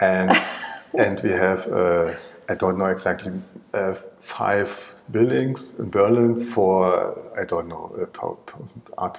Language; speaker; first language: English; non-native, learner; German